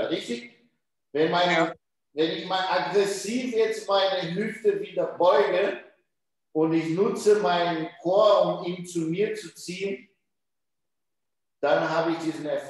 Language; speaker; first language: German; non-native, fluent; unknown